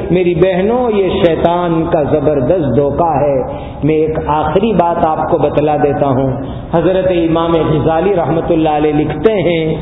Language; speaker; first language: Urdu; non-native, local second language; Gujarati